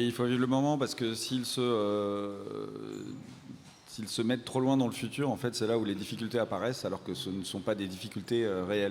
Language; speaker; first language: French; native; French